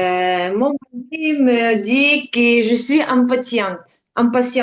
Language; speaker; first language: French; non-native, learner; Ukrainian